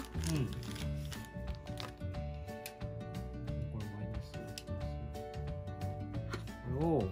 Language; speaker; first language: Japanese; native; Japanese